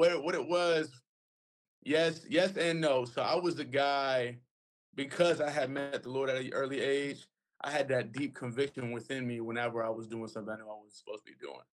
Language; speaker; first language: English; native; English